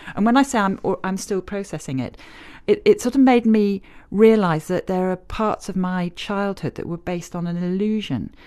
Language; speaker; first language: English; native; English